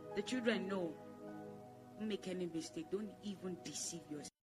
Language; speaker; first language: English; non-native, local second language; Igbo